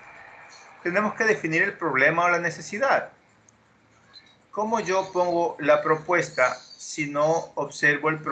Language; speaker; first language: Spanish; native; Spanish